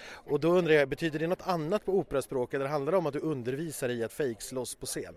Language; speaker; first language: Swedish; native; Swedish